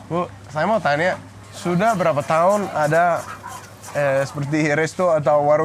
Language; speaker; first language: Indonesian; non-native, learner; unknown